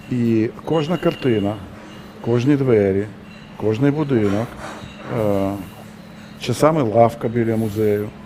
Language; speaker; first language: Ukrainian; non-native, local second language; Russian